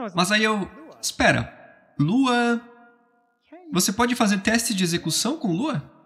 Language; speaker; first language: Portuguese; non-native, fluent; English